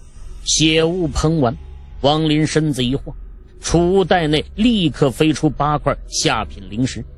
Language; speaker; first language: Chinese; native; Chinese